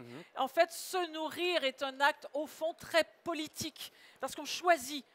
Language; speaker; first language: French; native; French